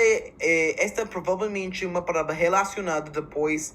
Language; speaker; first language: Portuguese; non-native, learner; English